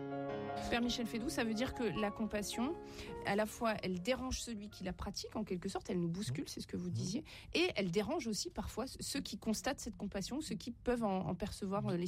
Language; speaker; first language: French; native; French